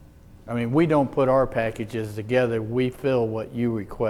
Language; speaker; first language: English; native; English